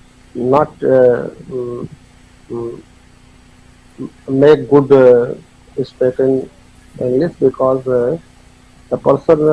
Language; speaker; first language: English; non-native, learner; Hindi